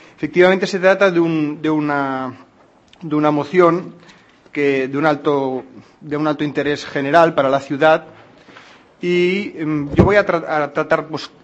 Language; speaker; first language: Spanish; non-native, local second language; Catalan